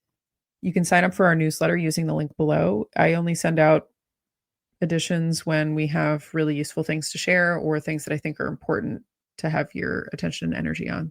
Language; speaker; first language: English; native; English